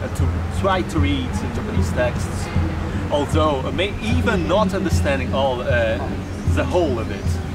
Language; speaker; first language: English; non-native, fluent; Portuguese